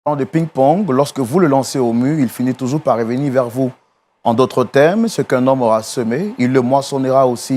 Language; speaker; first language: French; native; French